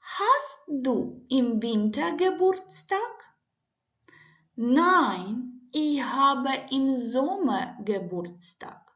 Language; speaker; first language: German; non-native, fluent; Ukrainian